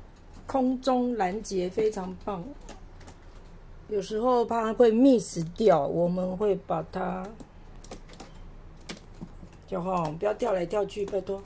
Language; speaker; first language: Chinese; native; Chinese